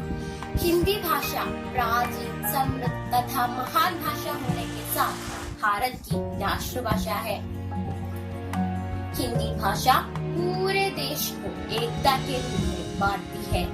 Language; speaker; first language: Hindi; non-native, local second language; Malayalam